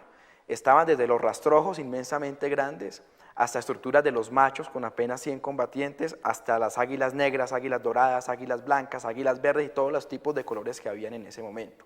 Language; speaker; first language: Spanish; native; Spanish